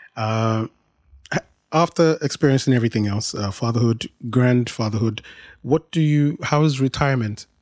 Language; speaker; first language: English; non-native, local second language; Yoruba